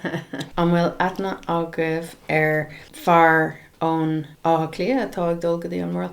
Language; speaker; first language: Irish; non-native, learner; English